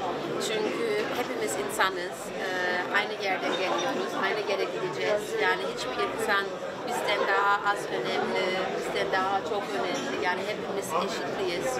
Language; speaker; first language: Turkish; early bilingual, heritage; German